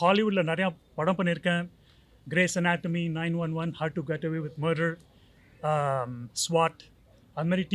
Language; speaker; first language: Tamil; early bilingual, heritage; Tamil